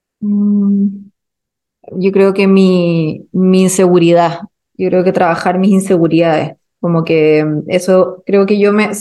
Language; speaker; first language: Spanish; native; Spanish